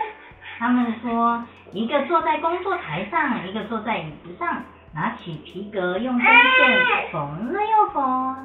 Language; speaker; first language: Chinese; native; Chinese